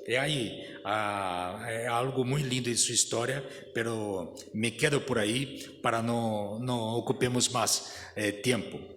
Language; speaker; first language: Spanish; non-native, fluent; Portuguese